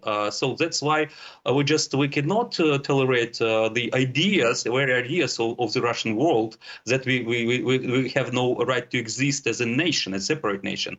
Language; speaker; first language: English; non-native, fluent; Russian